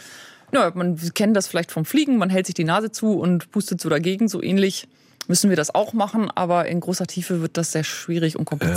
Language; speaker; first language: German; native; German